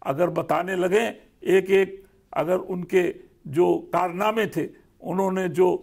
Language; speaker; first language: Hindi; native; Hindi